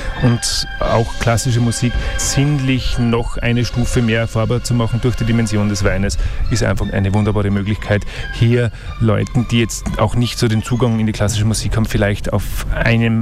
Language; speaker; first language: German; native; German